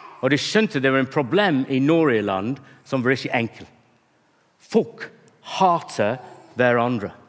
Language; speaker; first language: Norwegian; non-native, fluent; English